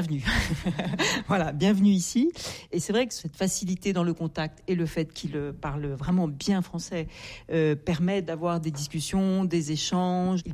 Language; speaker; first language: French; native; French